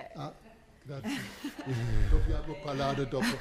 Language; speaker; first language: Italian; non-native, fluent; German